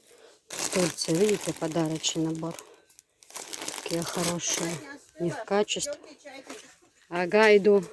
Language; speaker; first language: Russian; non-native, local second language; Chechen